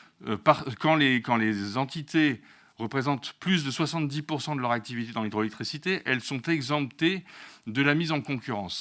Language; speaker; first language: French; native; French